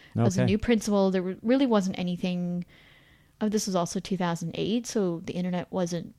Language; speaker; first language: English; native; English